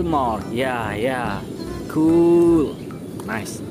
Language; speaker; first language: English; non-native, learner; Indonesian